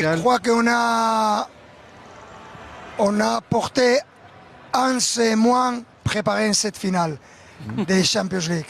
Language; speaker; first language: French; non-native, learner; Spanish